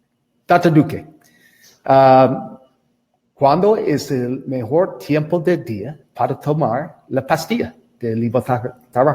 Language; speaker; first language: Spanish; non-native, learner; English